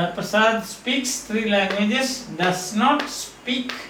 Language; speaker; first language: English; non-native, local second language; Malayalam